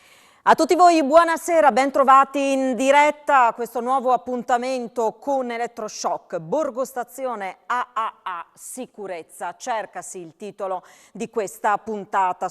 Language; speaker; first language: Italian; native; Italian